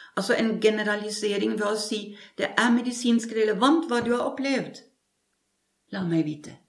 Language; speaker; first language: Norwegian; non-native, fluent; German